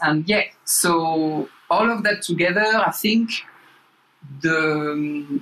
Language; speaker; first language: English; non-native, fluent; French